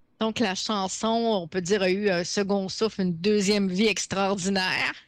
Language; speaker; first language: French; native; French